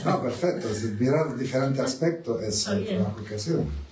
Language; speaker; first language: Spanish; non-native, learner; Italian